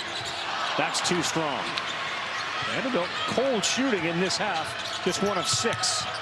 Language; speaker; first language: English; native; English